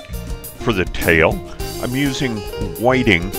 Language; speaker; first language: English; native; English